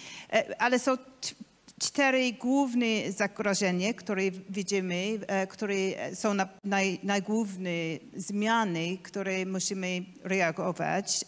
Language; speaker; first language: Polish; non-native, learner; English